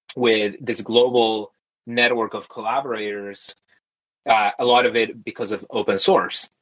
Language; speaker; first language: English; early bilingual, other home language; Spanish